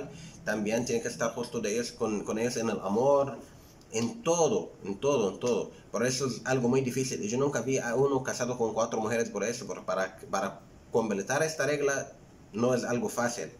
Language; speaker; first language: Spanish; non-native, fluent; Arabic